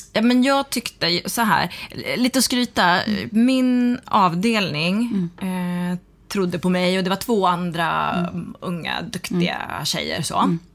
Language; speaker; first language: Swedish; native; Swedish